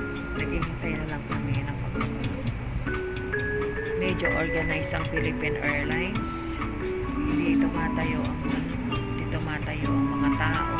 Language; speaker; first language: Filipino; native; Filipino